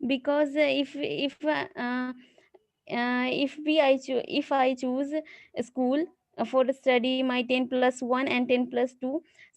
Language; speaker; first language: English; non-native, learner; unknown